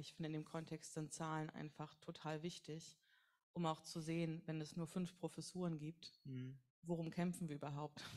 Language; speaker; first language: German; native; German